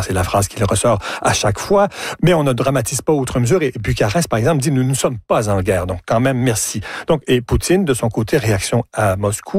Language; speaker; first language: French; native; French